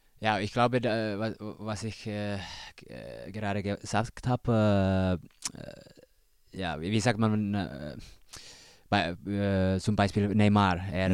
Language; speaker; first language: German; non-native, learner; Finnish